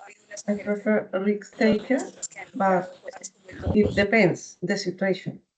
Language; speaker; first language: English; non-native, learner; Spanish